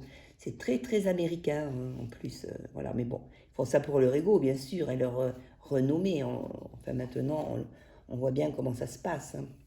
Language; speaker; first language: French; native; French